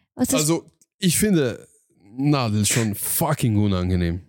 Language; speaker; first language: German; non-native, fluent; Hungarian